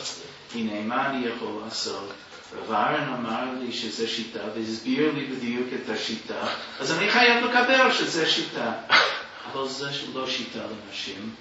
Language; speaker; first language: Hebrew; non-native, fluent; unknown